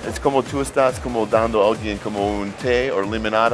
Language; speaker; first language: Spanish; non-native, learner; English